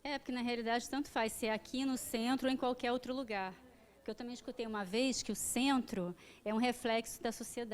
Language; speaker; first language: Portuguese; native; Portuguese